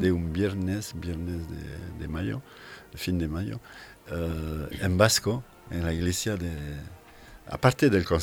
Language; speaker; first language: Spanish; non-native, fluent; French